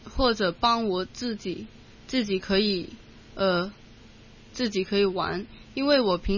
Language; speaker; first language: Chinese; non-native, local second language; Cantonese